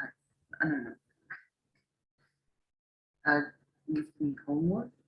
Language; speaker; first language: English; non-native, learner; Indonesian